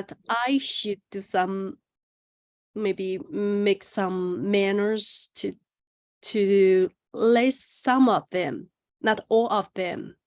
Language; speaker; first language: English; non-native, learner; Chinese